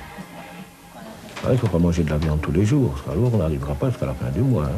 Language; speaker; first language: French; native; French